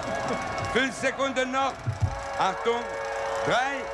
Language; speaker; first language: German; non-native, local second language; Italian